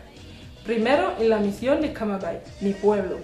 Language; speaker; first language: Spanish; non-native, fluent; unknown